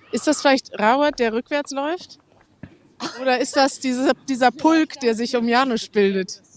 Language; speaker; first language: German; native; German